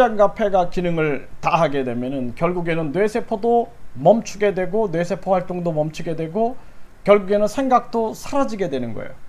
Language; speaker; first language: Korean; native; Korean